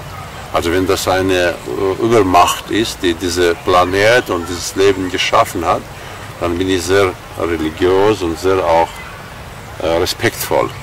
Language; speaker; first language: German; non-native, fluent; Armenian